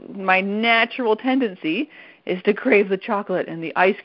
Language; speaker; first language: English; non-native, fluent; French